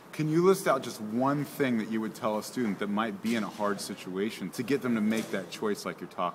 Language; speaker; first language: English; native; English